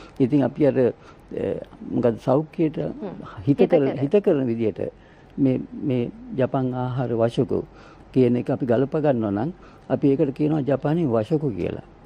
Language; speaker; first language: Sinhala; native; Sinhala